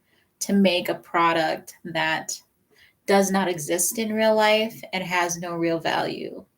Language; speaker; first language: English; native; English